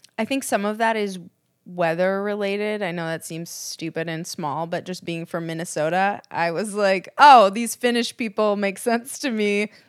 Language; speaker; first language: English; native; English